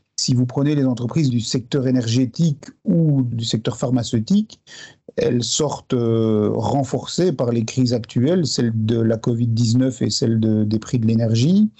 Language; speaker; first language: French; native; French